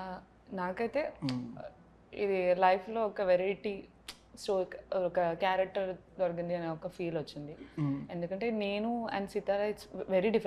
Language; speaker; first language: Telugu; non-native, learner; Malayalam